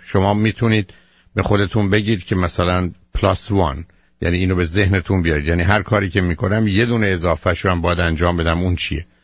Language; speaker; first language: Persian; native; Persian